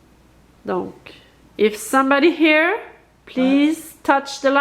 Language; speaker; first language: English; non-native, learner; French